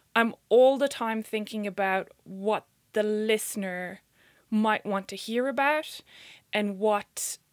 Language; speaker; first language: English; native; English